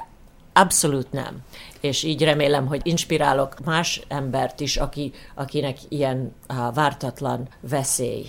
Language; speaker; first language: Hungarian; early bilingual, heritage; Hungarian